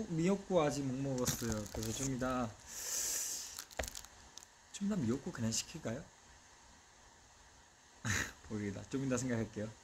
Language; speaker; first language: Korean; non-native, fluent; Chinese